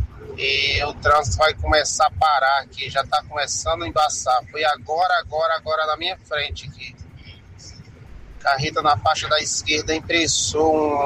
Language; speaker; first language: Portuguese; native; Portuguese